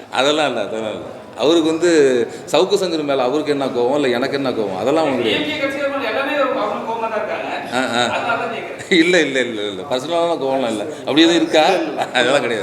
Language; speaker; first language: Tamil; native; Tamil